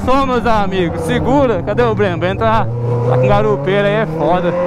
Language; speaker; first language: Portuguese; native; Portuguese